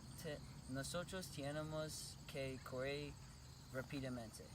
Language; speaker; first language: Spanish; non-native, learner; English